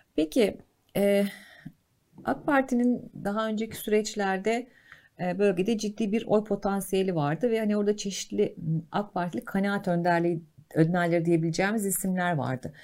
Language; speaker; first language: Turkish; native; Turkish